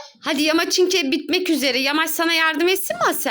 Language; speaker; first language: Turkish; native; Turkish